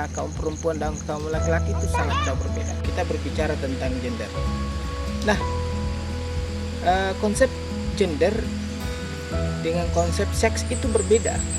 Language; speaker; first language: Indonesian; native; Indonesian